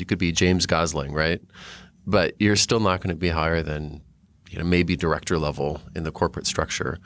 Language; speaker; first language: English; native; English